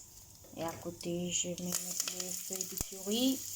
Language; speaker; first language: French; non-native, learner; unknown